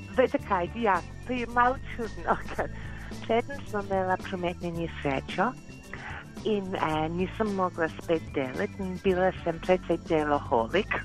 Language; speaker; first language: Slovenian; non-native, learner; English